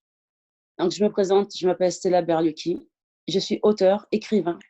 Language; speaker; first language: French; early bilingual, other home language; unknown